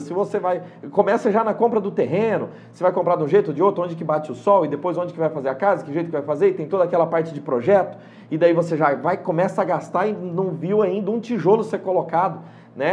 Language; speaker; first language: Portuguese; native; Portuguese